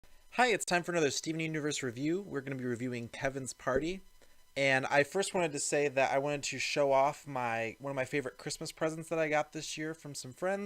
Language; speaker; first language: English; native; English